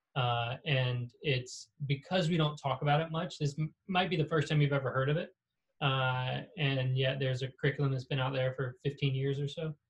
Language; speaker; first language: English; native; English